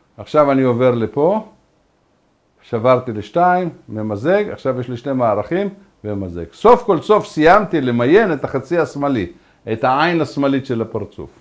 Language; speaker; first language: Hebrew; native; Hebrew